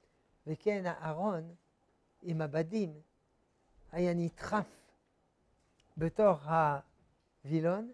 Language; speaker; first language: Hebrew; non-native, fluent; French